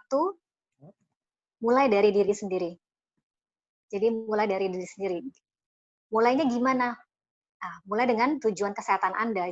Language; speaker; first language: Indonesian; native; Indonesian